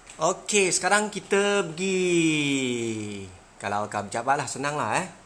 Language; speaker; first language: Malay; non-native, local second language; Chinese